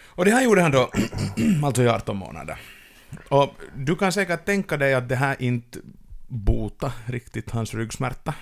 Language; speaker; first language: Swedish; native; Swedish